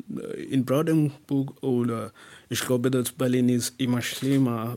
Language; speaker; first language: German; non-native, learner; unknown